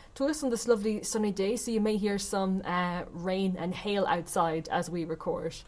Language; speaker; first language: English; native; English